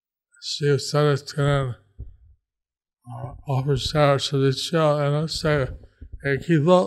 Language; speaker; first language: Spanish; non-native, learner; English